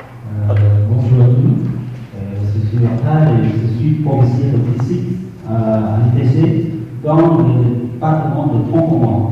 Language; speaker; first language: French; non-native, fluent; Khmer